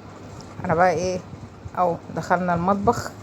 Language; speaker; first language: Arabic; native; Arabic